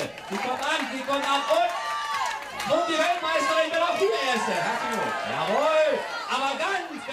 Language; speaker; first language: German; native; German